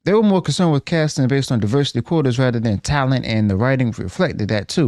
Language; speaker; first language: English; native; English